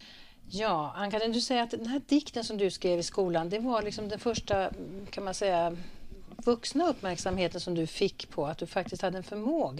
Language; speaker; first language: Swedish; native; Swedish